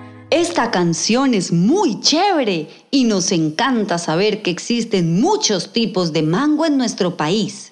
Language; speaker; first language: Spanish; native; Spanish